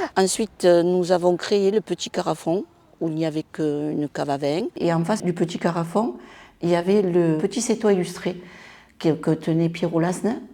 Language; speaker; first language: French; early bilingual, other home language; Spanish